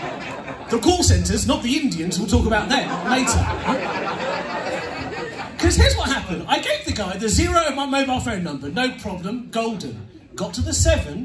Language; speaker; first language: English; native; English